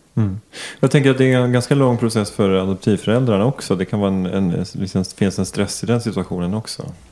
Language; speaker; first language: Swedish; native; Swedish